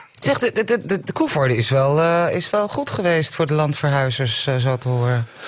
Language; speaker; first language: Dutch; native; Dutch